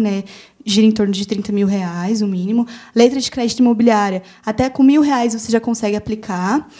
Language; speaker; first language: Portuguese; native; Portuguese